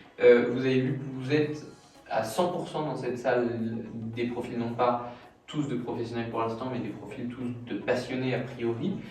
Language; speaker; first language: French; native; French